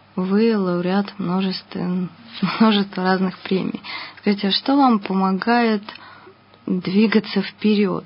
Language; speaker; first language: Russian; native; Russian